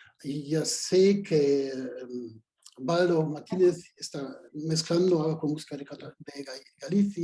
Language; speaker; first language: Spanish; non-native, fluent; German